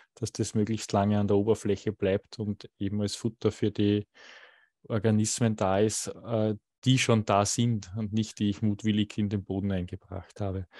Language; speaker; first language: German; native; German